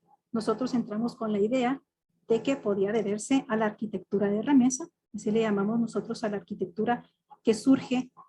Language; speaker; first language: Spanish; native; Spanish